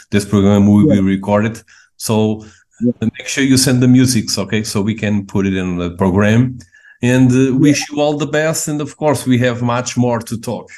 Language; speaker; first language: English; non-native, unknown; Portuguese